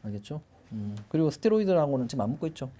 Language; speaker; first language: Korean; native; Korean